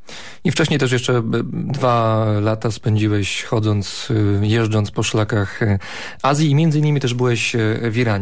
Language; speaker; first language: Polish; native; Polish